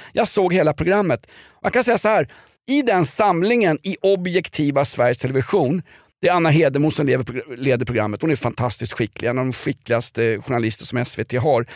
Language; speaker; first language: Swedish; native; Swedish